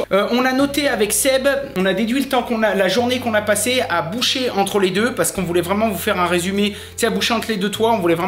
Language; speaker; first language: French; native; French